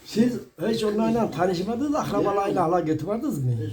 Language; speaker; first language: Turkish; early bilingual, heritage; Turkish